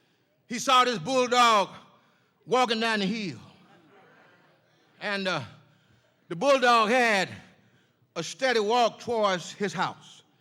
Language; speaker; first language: English; native; English